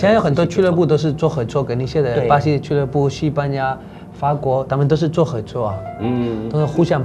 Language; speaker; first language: Chinese; non-native, fluent; Spanish